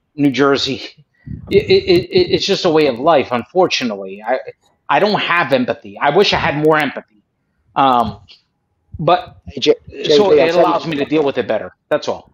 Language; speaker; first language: English; native; English